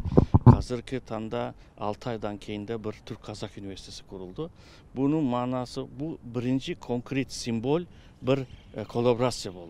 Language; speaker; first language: Turkish; non-native, learner; Kazakh